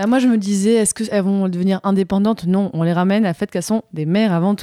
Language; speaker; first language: French; native; French